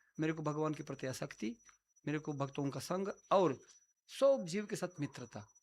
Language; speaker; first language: Hindi; non-native, fluent; Russian